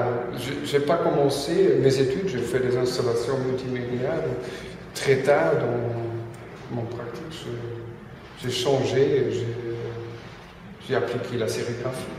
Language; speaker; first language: French; non-native, fluent; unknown